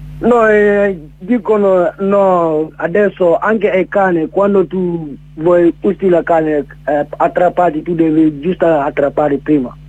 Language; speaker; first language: Italian; non-native, learner; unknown